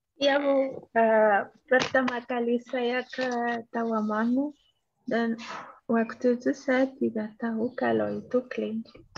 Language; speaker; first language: Indonesian; non-native, learner; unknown